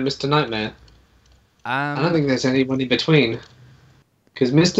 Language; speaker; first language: English; native; English